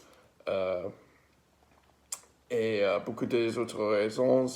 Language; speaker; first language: French; non-native, learner; English